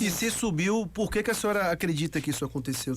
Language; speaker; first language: Portuguese; native; Portuguese